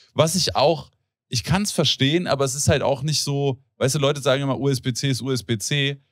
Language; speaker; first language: German; native; German